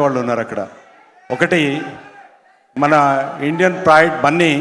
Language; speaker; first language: Telugu; native; Telugu